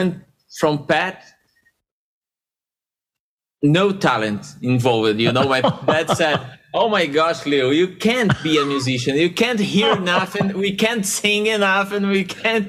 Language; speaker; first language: English; non-native, fluent; Portuguese